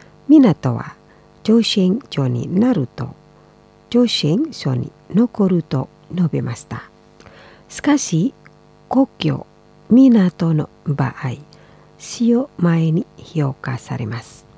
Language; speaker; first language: Japanese; non-native, fluent; Indonesian